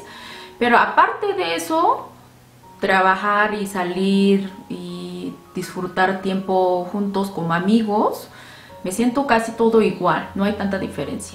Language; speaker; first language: Spanish; non-native, fluent; Korean